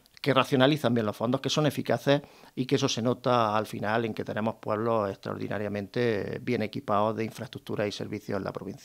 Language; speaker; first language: Spanish; native; Spanish